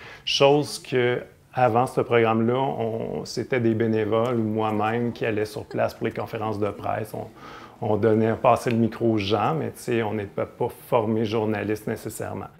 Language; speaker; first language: French; native; French